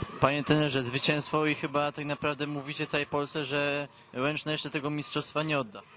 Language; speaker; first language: Polish; native; Polish